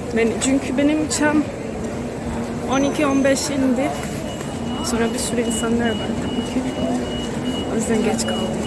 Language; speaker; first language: Turkish; non-native, learner; Kinyarwanda